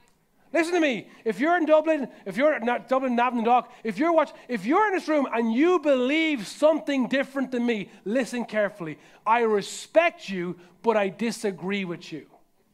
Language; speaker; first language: English; native; English